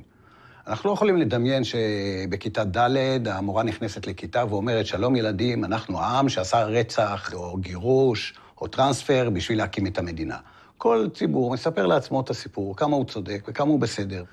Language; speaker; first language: Hebrew; native; Hebrew